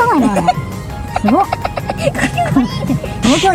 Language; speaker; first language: Japanese; native; Japanese